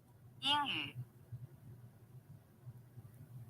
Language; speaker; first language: Chinese; non-native, learner; English